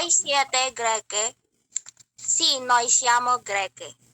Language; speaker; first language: Italian; non-native, learner; Filipino